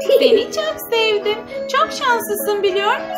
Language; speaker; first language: Turkish; native; Turkish